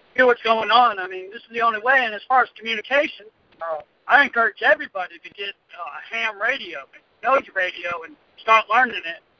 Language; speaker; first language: English; native; English